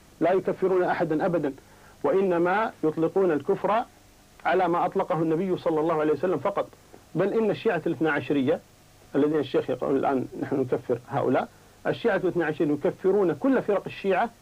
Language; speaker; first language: Arabic; native; Arabic